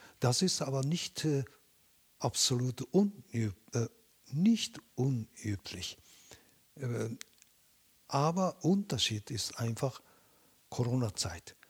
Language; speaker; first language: German; non-native, fluent; Japanese